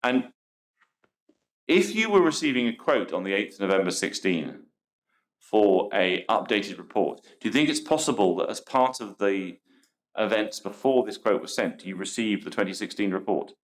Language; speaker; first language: English; native; English